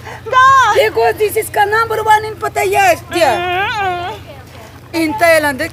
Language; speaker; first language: English; non-native, learner; Russian